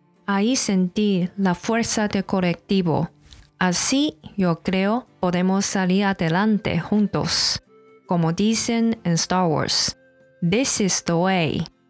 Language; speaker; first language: Spanish; non-native, learner; Chinese